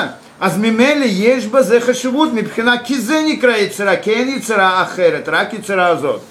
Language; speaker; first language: Hebrew; non-native, fluent; Russian